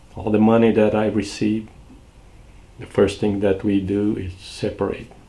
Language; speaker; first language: English; non-native, fluent; Portuguese